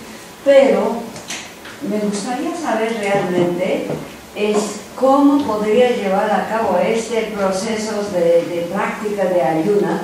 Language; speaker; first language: Spanish; non-native, fluent; Japanese